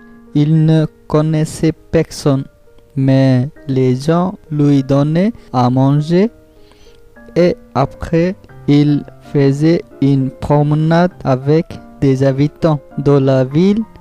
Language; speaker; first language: French; non-native, learner; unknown